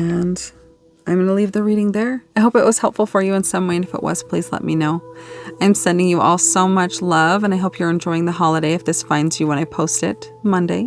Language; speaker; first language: English; native; English